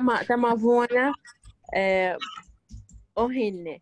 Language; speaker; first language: Finnish; non-native, learner; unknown